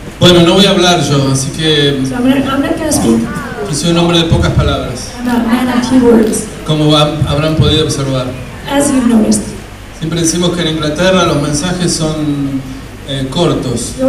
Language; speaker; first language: Spanish; non-native, fluent; English